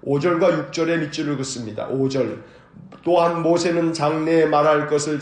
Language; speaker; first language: Korean; native; Korean